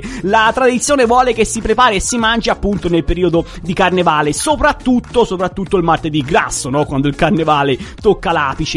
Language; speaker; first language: Italian; native; Italian